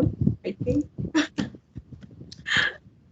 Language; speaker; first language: English; non-native, learner; Spanish